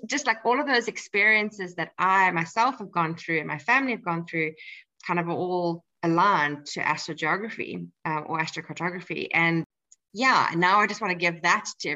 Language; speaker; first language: English; native; English